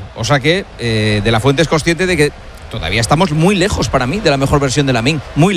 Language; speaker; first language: Spanish; native; Spanish